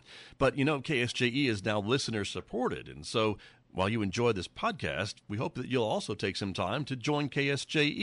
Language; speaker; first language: English; native; English